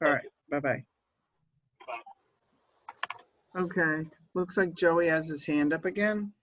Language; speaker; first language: English; native; English